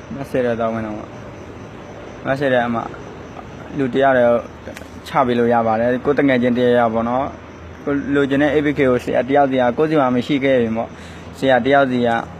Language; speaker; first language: Burmese; native; Burmese